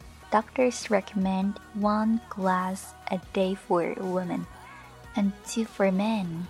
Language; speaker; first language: English; non-native, fluent; Chinese